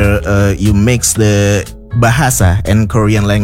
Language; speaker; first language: English; non-native, learner; Indonesian